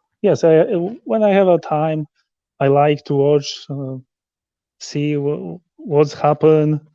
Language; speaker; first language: English; non-native, learner; Polish